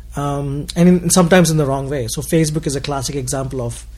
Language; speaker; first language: English; non-native, local second language; Telugu